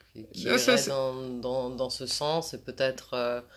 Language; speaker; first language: French; native; French